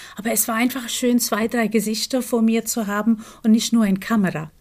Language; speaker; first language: German; non-native, fluent; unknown